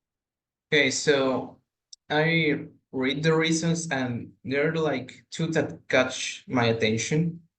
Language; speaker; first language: English; non-native, learner; Spanish